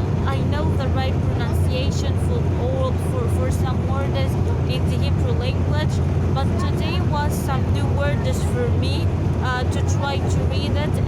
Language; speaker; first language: English; non-native, learner; Arabic